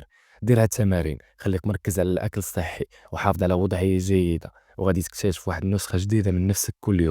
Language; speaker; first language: Arabic; native; Arabic